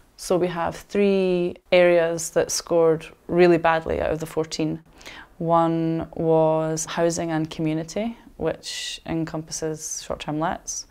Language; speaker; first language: English; native; English